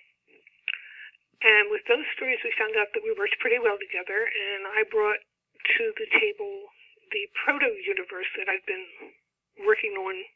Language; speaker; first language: English; native; English